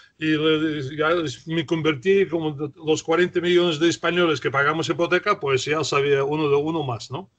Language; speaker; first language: Spanish; non-native, fluent; Russian